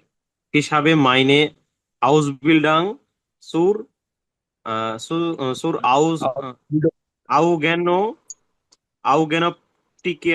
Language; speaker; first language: German; non-native, learner; Bangla